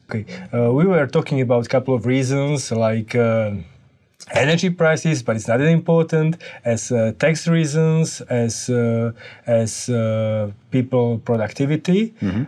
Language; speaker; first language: English; non-native, fluent; Slovak